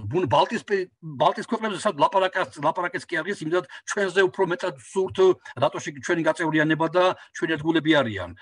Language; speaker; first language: Georgian; native; Georgian